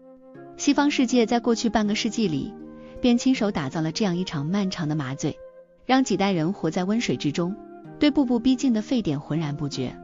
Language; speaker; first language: Chinese; native; Chinese